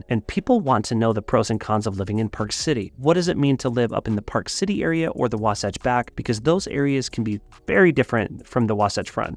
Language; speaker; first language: English; native; English